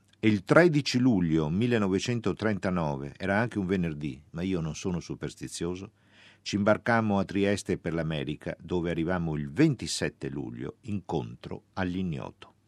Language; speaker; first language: Italian; native; Italian